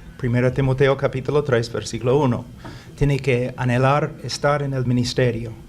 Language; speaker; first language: Spanish; non-native, fluent; English